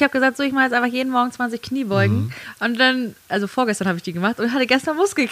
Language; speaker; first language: German; native; German